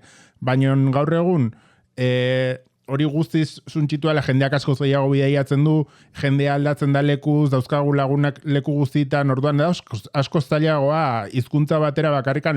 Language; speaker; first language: Basque; native; Basque